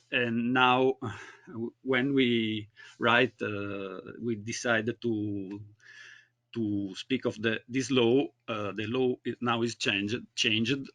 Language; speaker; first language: English; non-native, learner; Italian